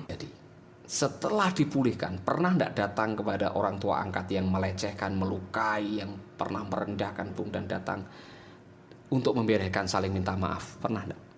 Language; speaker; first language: Indonesian; native; Indonesian